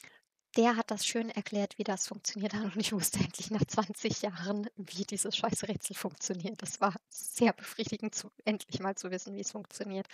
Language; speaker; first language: German; native; German